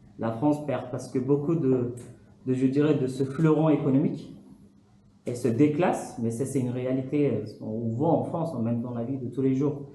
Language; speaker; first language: French; non-native, fluent; Turkish